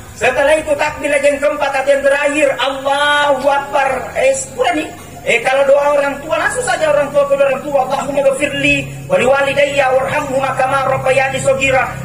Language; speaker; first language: Indonesian; non-native, local second language; Buginese